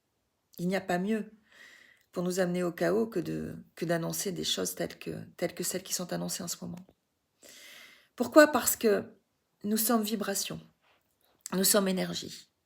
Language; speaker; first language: French; native; French